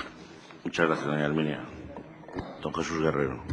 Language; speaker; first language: Spanish; native; Spanish